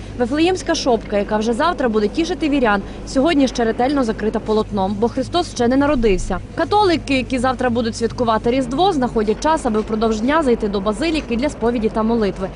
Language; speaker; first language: Ukrainian; native; Ukrainian